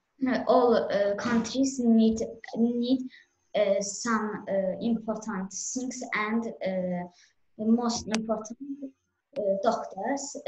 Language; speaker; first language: English; non-native, learner; Azerbaijani